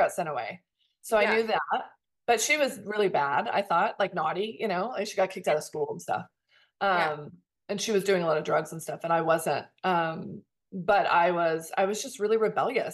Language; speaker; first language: English; native; English